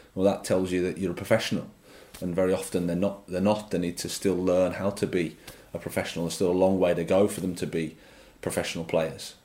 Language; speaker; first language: English; native; English